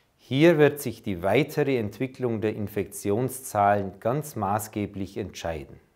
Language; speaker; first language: German; native; German